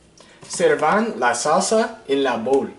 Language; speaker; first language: Spanish; non-native, learner; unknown